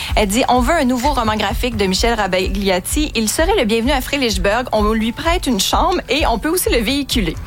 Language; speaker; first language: French; native; French